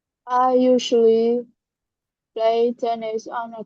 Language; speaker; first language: English; non-native, learner; Vietnamese